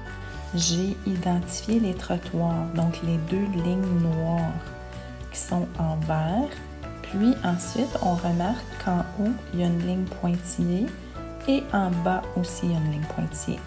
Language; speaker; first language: French; native; French